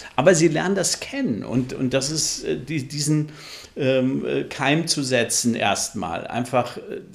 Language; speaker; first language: German; native; German